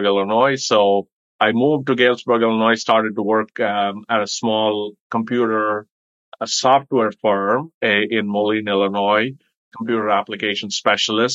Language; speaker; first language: English; non-native, local second language; Tamil